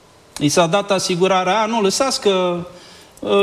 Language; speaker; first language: Romanian; native; Romanian